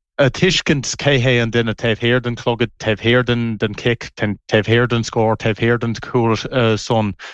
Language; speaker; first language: Irish; non-native, local second language; English